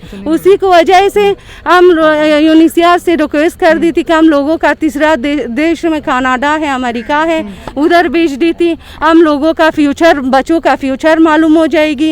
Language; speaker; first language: Hindi; non-native, learner; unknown